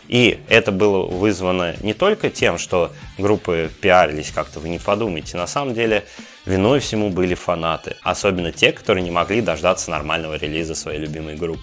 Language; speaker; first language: Russian; native; Russian